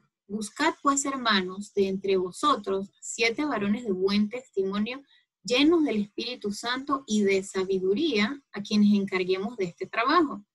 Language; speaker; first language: Spanish; native; Spanish